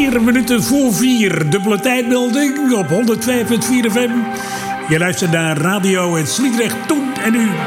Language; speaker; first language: Dutch; native; Dutch